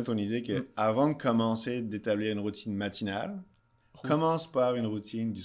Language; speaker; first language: French; native; French